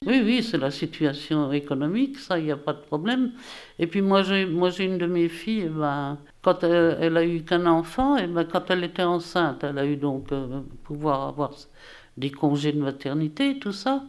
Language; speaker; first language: French; native; French